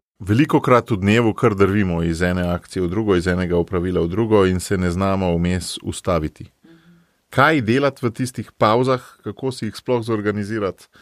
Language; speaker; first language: Slovenian; native; Slovenian